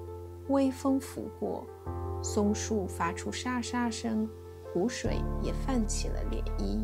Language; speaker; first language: Chinese; native; Chinese